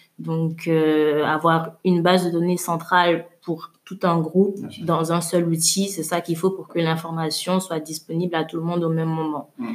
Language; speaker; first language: French; native; French